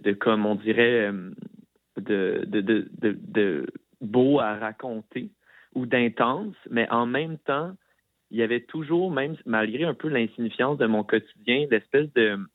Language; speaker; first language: French; native; French